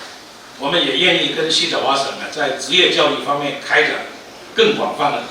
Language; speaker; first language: Chinese; native; Chinese